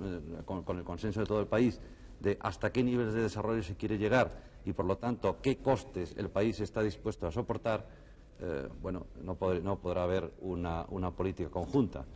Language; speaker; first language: Spanish; native; Spanish